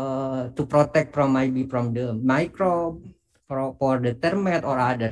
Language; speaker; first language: English; non-native, learner; Indonesian